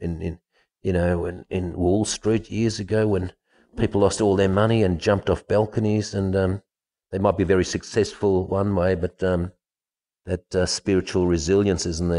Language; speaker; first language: English; non-native, fluent; German